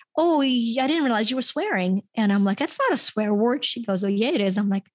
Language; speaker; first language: English; non-native, fluent; Ukrainian